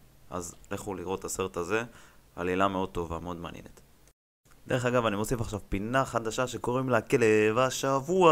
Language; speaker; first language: Hebrew; native; Hebrew